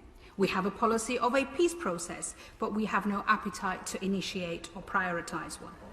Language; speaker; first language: English; native; English